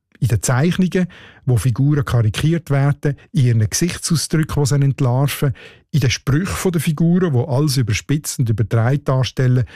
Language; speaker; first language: German; native; German